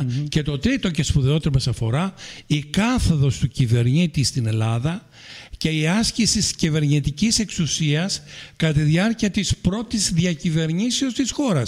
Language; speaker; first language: Greek; native; Greek